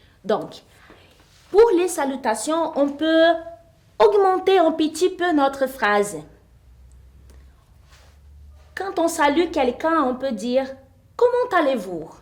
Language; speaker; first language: French; non-native, fluent; Portuguese